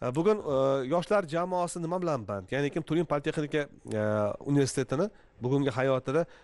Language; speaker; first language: Uzbek; native; Uzbek